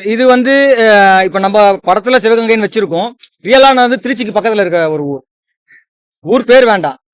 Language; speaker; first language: Tamil; native; Tamil